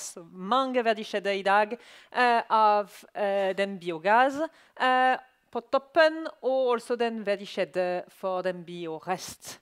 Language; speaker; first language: Norwegian; non-native, learner; French